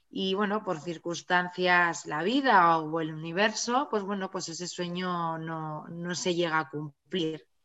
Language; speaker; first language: Spanish; native; Spanish